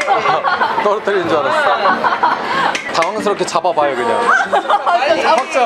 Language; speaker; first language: Korean; native; Korean